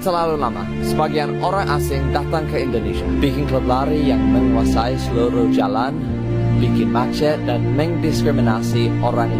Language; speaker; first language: Indonesian; non-native, fluent; English